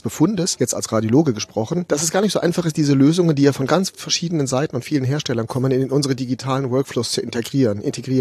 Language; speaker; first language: German; native; German